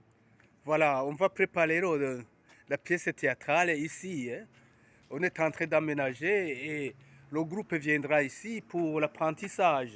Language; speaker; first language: French; non-native, local second language; Rundi